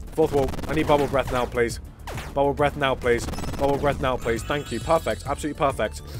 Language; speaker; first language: English; native; English